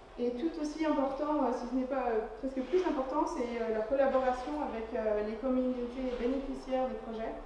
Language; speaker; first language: French; native; French